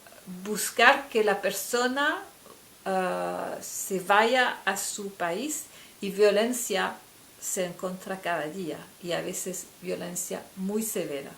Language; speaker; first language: Spanish; non-native, fluent; French